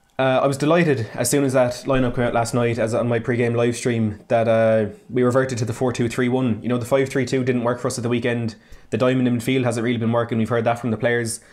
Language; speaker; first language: English; native; English